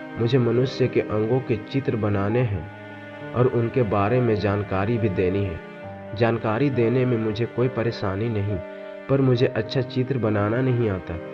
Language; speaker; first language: Hindi; native; Hindi